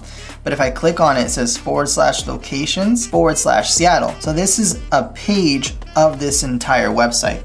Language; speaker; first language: English; native; English